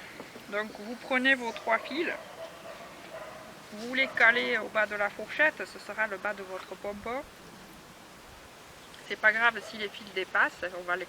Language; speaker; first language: French; native; French